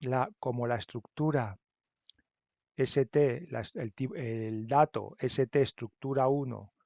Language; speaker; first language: Spanish; native; Spanish